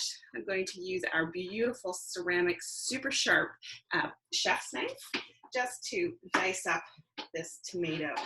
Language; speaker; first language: English; native; English